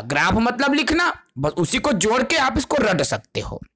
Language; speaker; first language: Hindi; non-native, local second language; Chhattisgarhi